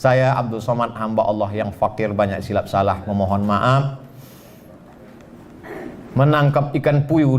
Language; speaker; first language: Indonesian; native; Indonesian